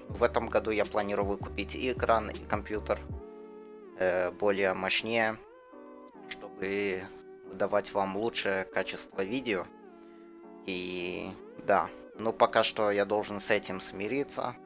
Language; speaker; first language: Russian; early bilingual, heritage; Russian